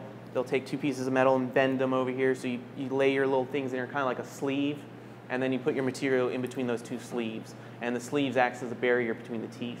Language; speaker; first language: English; native; English